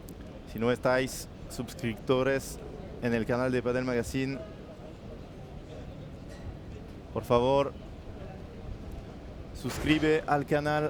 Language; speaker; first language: Spanish; non-native, learner; French